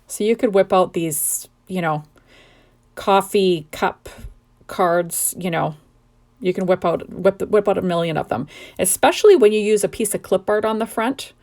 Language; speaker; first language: English; native; English